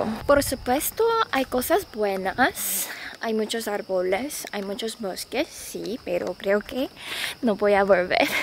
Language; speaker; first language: Spanish; non-native, fluent; Korean